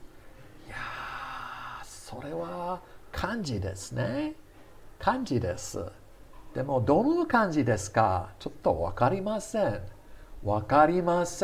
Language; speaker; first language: Japanese; non-native, fluent; English